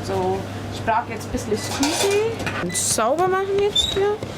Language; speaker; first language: German; non-native, fluent; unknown